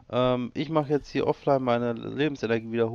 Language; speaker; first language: German; native; German